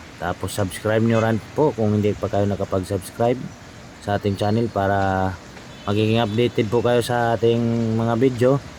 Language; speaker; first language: Filipino; native; Filipino